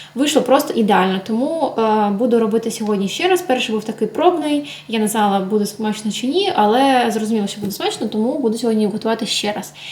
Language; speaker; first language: Ukrainian; non-native, local second language; Russian